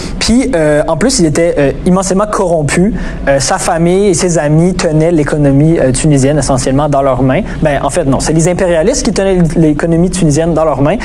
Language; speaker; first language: French; native; French